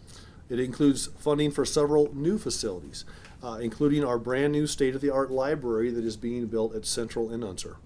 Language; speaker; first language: English; native; English